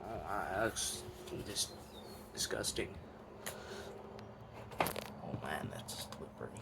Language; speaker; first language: English; native; English